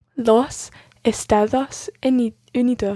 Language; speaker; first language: Spanish; non-native, learner; English